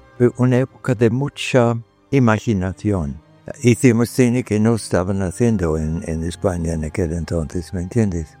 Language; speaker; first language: Spanish; non-native, fluent; English